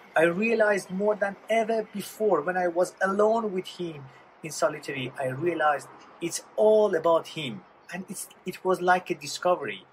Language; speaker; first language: English; non-native, fluent; Persian